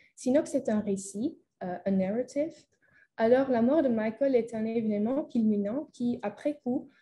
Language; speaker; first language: French; non-native, fluent; Dutch